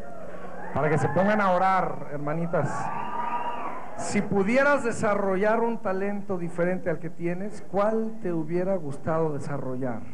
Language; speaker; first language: Spanish; native; Spanish